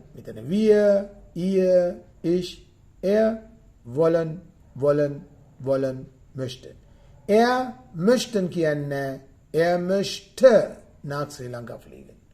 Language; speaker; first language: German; non-native, fluent; Sinhala